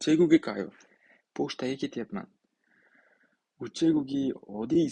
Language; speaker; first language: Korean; non-native, fluent; Uzbek